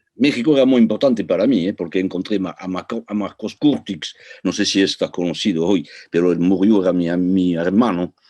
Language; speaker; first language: Spanish; early bilingual, heritage; Spanish